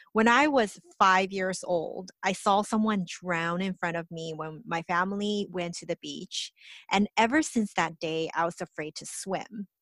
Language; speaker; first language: English; native; English